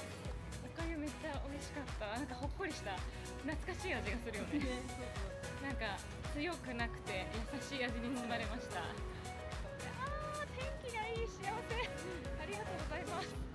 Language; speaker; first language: Japanese; native; Japanese